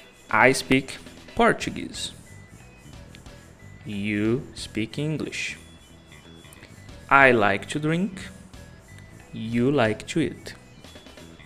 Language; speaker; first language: English; non-native, fluent; Portuguese